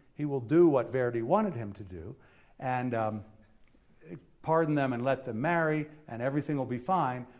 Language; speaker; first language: English; native; English